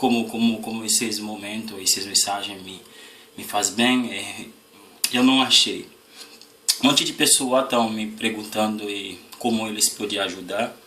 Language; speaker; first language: Portuguese; non-native, learner; Haitian Creole